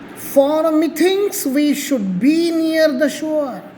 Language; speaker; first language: English; non-native, local second language; Marathi